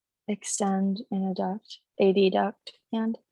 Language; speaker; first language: English; native; English